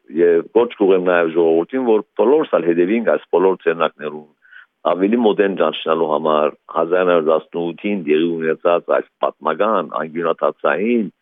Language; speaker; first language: Armenian; early bilingual, heritage; Armenian